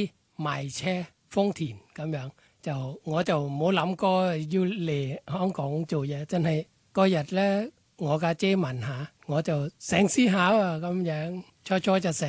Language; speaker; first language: Cantonese; non-native, learner; Thai